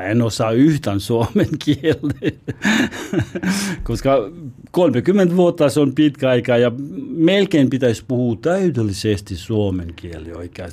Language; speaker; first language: Finnish; non-native, learner; Albanian